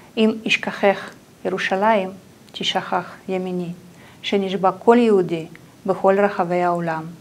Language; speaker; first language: Hebrew; non-native, fluent; Russian